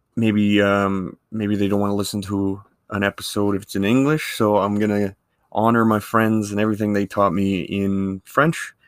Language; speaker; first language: English; native; English